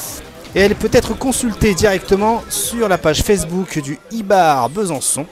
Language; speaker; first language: French; native; French